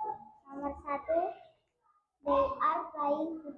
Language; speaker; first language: English; non-native, learner; Indonesian